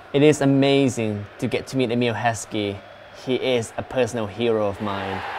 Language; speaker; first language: English; non-native, fluent; Thai